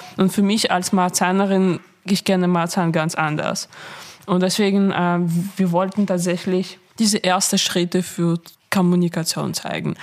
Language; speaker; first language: German; non-native, fluent; Russian